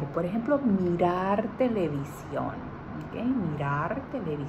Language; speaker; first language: Spanish; non-native, fluent; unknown